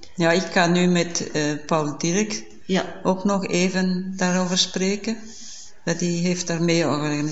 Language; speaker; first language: Dutch; non-native, fluent; German